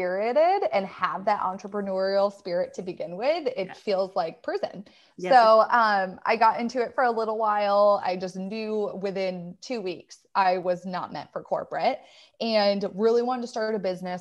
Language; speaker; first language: English; native; English